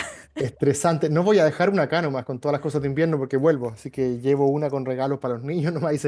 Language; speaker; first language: Spanish; native; Spanish